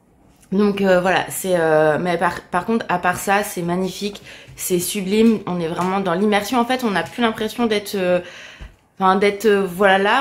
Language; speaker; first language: French; native; French